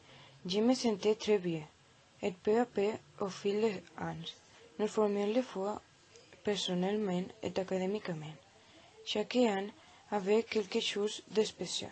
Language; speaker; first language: French; non-native, learner; Catalan